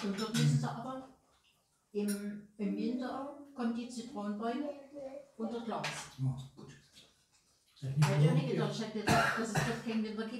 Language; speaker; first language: German; native; German